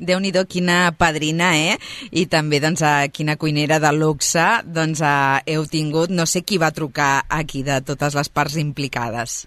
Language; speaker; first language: Catalan; native; Catalan